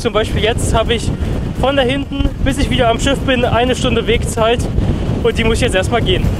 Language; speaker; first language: German; native; German